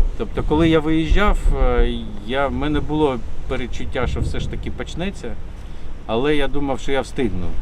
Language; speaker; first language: Ukrainian; non-native, local second language; Russian